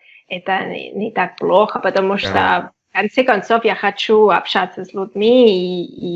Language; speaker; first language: Russian; non-native, learner; Catalan